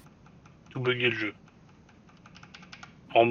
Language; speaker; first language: French; native; French